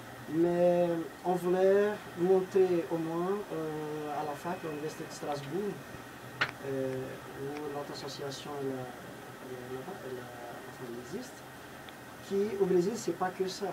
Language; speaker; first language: French; non-native, fluent; Portuguese